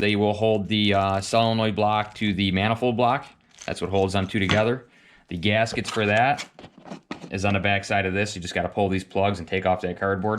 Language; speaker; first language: English; native; English